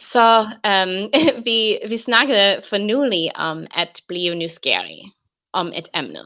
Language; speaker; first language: Danish; non-native, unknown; English